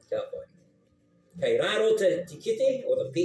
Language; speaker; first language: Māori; non-native, local second language; English